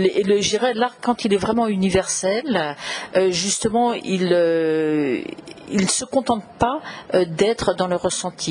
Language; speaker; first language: French; native; French